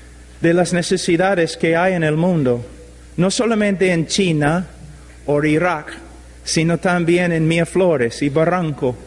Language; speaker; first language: Spanish; non-native, fluent; English